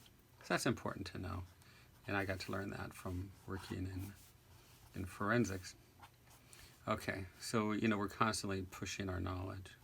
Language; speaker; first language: English; native; English